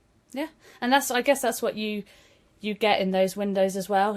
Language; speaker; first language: English; native; English